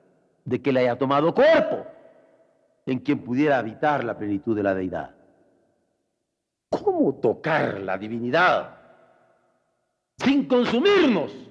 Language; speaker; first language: Spanish; native; Spanish